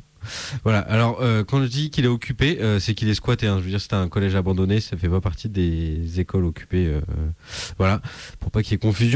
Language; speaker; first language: French; native; French